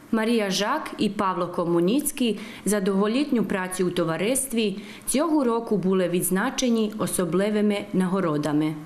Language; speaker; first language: Ukrainian; early bilingual, heritage; Ukrainian